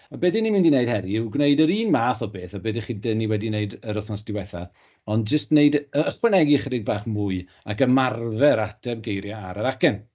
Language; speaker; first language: Welsh; native; Welsh